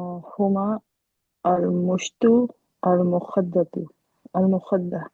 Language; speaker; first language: Arabic; non-native, learner; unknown